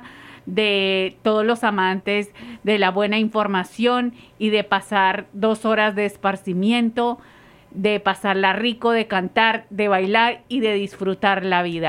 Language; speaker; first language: Spanish; native; Spanish